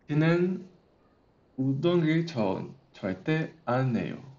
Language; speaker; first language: Korean; non-native, fluent; Portuguese